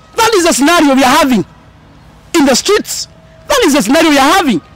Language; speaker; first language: English; non-native, local second language; Kikuyu